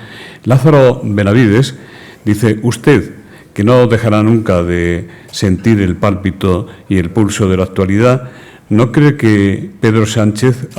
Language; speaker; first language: Spanish; native; Spanish